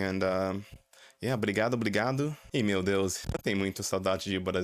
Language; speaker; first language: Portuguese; early bilingual, heritage; English